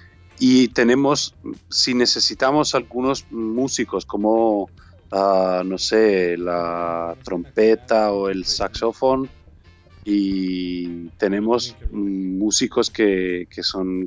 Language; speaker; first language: Spanish; non-native, learner; Italian